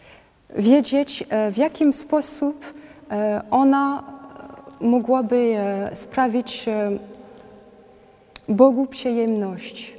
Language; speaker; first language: Polish; non-native, learner; French